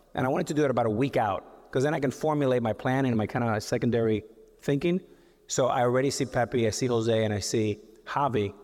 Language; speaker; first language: English; native; English